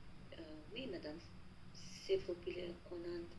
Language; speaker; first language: French; non-native, learner; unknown